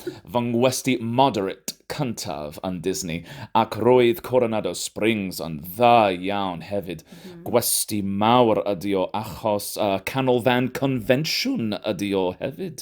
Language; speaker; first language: Welsh; non-native, fluent; English